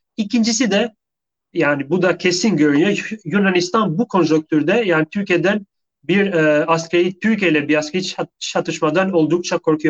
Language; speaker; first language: Turkish; non-native, fluent; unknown